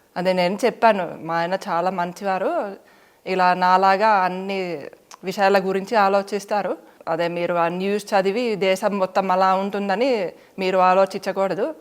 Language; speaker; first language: Telugu; non-native, fluent; Finnish